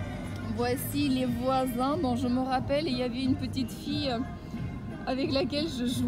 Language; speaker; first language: French; non-native, fluent; Russian